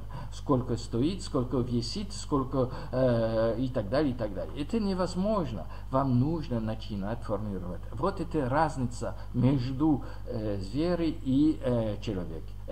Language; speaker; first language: Russian; non-native, learner; French